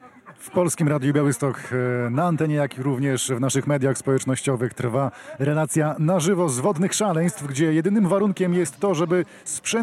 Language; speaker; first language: Polish; native; Polish